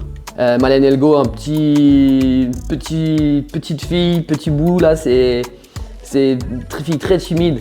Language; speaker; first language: French; native; French